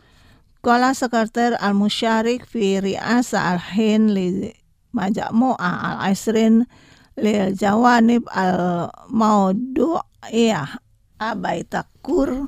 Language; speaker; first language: Arabic; non-native, fluent; Indonesian